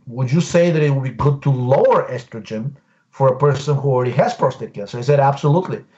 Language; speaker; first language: English; non-native, fluent; Bulgarian